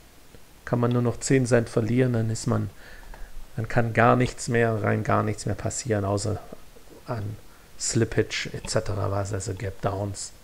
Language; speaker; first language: German; native; German